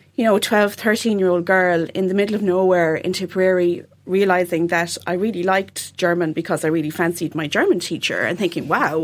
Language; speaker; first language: English; native; English